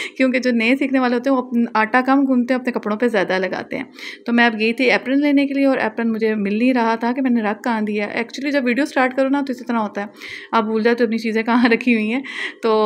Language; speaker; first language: Urdu; native; Urdu